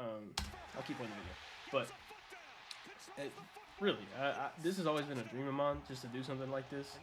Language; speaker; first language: English; native; English